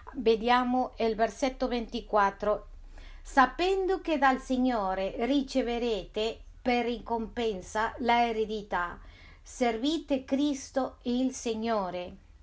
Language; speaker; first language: Italian; non-native, fluent; Spanish